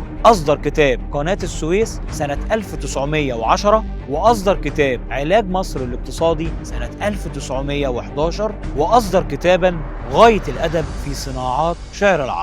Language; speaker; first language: Arabic; native; Arabic